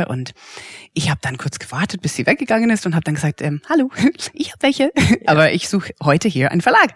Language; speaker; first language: German; non-native, fluent; English